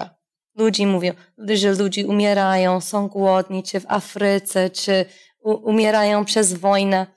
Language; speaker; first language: Polish; non-native, fluent; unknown